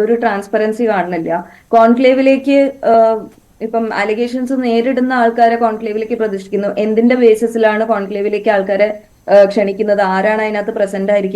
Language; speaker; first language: Malayalam; native; Malayalam